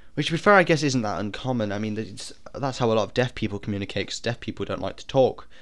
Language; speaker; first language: English; native; English